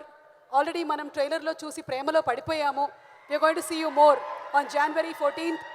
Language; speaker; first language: Telugu; native; Telugu